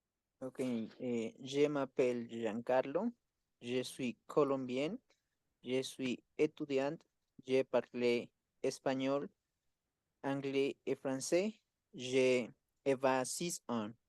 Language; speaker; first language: French; non-native, learner; Spanish